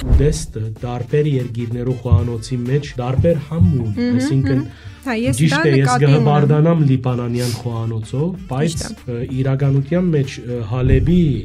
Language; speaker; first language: Armenian; early bilingual, heritage; Armenian